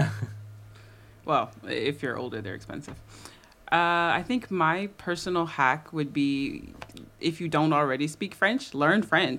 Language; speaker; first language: English; native; English